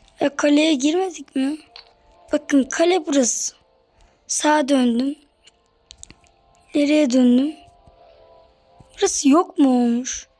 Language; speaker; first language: Turkish; native; Turkish